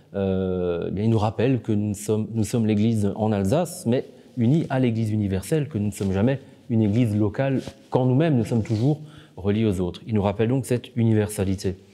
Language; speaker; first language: French; native; French